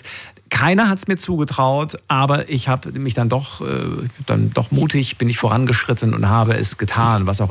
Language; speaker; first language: German; native; German